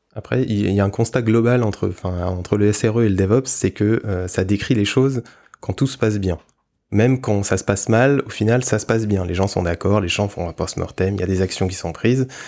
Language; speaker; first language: French; native; French